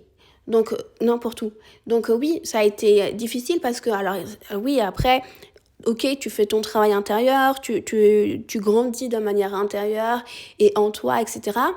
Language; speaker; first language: French; early bilingual, other home language; Spanish